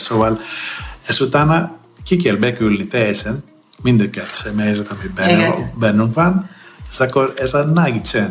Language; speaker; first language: Hungarian; non-native, fluent; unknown